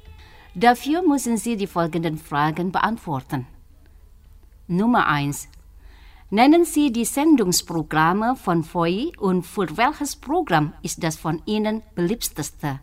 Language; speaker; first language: German; non-native, fluent; Indonesian